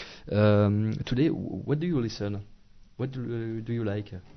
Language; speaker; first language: English; non-native, learner; French